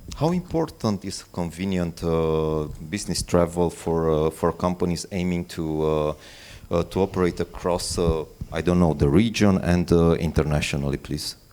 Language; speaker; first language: English; non-native, fluent; Romanian